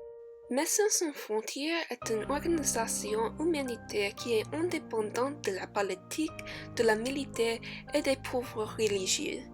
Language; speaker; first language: French; non-native, learner; English